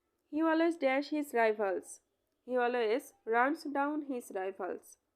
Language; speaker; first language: English; non-native, local second language; Bangla